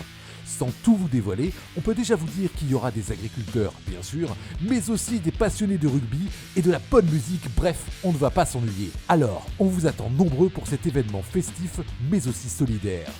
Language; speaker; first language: French; native; French